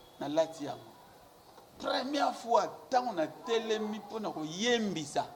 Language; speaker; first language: Lingala; native; Lingala